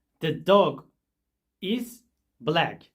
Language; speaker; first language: English; non-native, fluent; Turkish